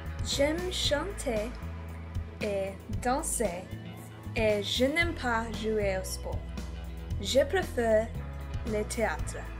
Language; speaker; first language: French; non-native, learner; English